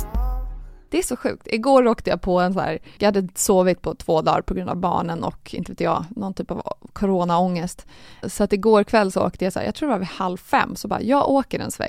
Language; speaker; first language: Swedish; native; Swedish